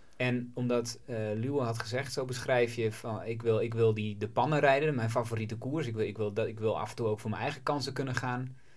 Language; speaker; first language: Dutch; native; Dutch